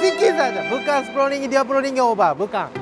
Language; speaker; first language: Indonesian; non-native, learner; Japanese